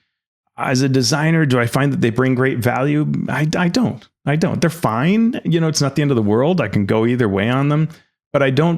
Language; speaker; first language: English; native; English